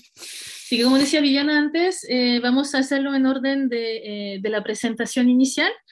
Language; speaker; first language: Spanish; non-native, fluent; French